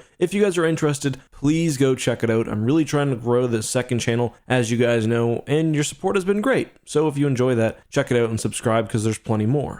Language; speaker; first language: English; native; English